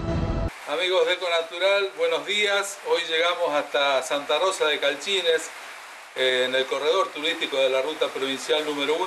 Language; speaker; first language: Spanish; native; Spanish